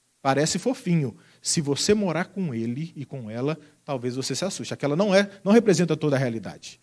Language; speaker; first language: Portuguese; native; Portuguese